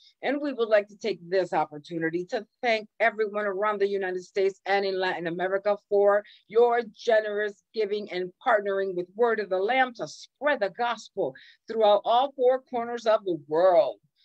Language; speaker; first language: English; native; English